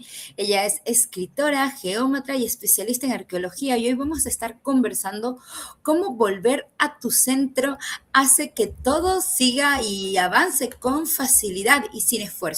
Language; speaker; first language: Spanish; native; Spanish